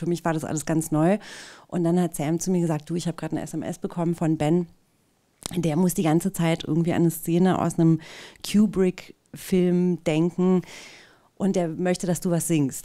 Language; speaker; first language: German; native; German